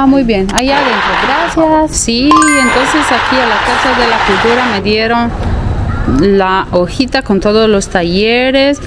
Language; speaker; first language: Spanish; non-native, fluent; Italian